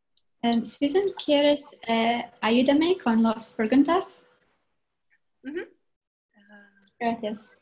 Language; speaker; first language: Spanish; non-native, fluent; English